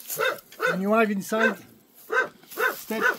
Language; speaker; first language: English; non-native, learner; French